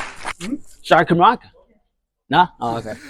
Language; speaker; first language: Welsh; non-native, fluent; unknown